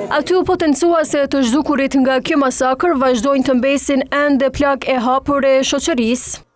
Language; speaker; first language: Albanian; native; Albanian